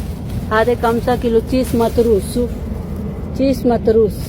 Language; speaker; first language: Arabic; non-native, learner; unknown